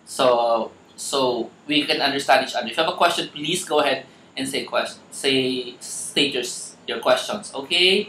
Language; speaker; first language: English; non-native, local second language; Filipino